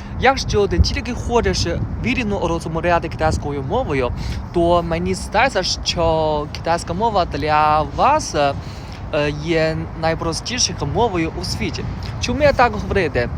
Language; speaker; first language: Ukrainian; non-native, learner; Chinese